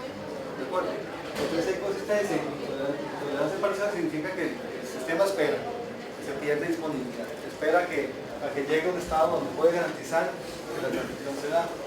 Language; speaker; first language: Spanish; native; Spanish